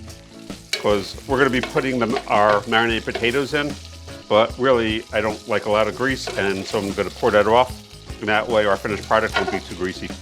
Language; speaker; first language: English; native; English